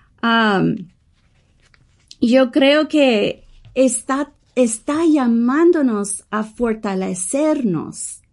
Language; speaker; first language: Spanish; early bilingual, heritage; English